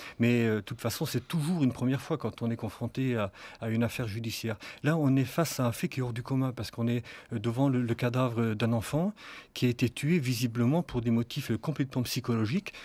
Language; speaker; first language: French; native; French